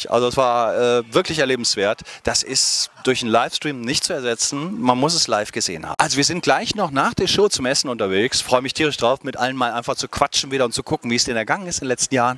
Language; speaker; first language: German; native; German